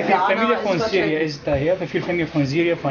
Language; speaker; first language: German; non-native, learner; Arabic